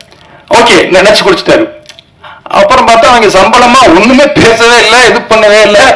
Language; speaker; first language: Tamil; native; Tamil